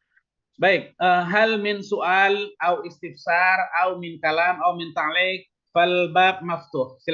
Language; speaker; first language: Arabic; non-native, fluent; Indonesian